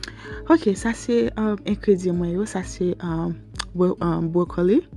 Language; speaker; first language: French; non-native, local second language; Haitian Creole